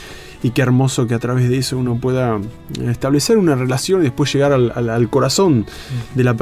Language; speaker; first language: Spanish; native; Spanish